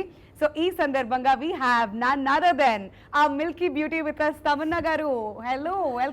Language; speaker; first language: Telugu; native; Telugu